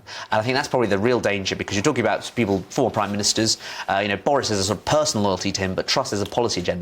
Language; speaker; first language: English; native; English